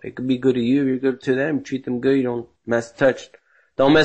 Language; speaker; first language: English; native; English